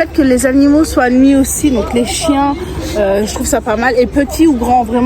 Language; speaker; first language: French; native; French